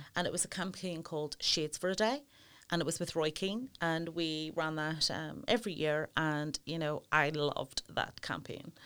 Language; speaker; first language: English; native; English